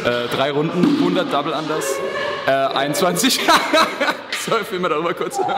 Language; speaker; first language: German; native; German